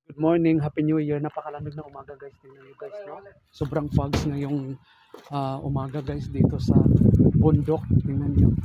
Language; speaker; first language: Filipino; native; Filipino